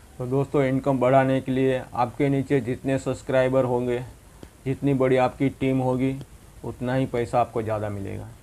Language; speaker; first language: Hindi; non-native, local second language; Gujarati